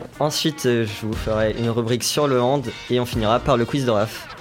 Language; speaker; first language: French; native; French